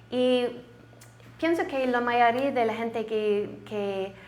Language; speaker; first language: Spanish; non-native, learner; English